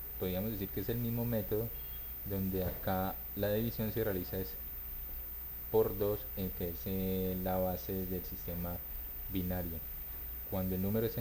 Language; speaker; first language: Spanish; native; Spanish